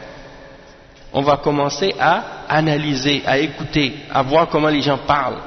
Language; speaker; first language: French; native; French